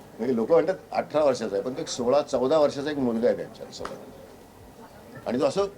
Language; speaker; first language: Marathi; native; Marathi